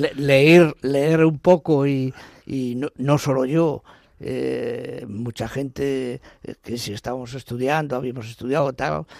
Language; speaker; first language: Spanish; native; Spanish